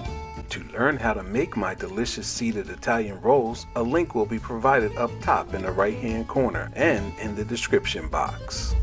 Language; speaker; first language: English; native; English